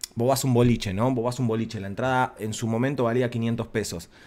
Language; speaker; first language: Spanish; native; Spanish